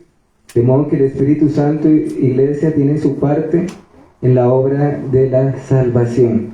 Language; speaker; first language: Spanish; native; Spanish